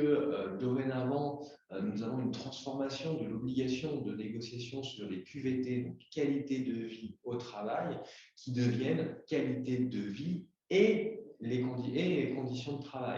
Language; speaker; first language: French; native; French